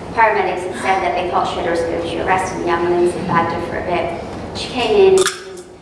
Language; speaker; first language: English; native; English